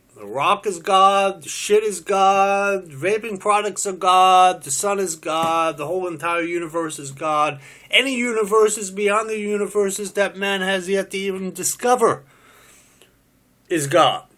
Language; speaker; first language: English; native; English